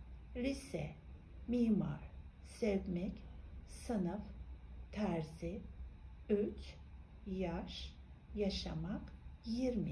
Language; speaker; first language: Turkish; non-native, fluent; Kazakh